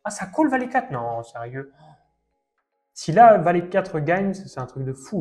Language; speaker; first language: French; native; French